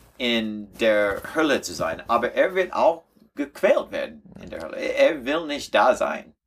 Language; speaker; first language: German; non-native, learner; English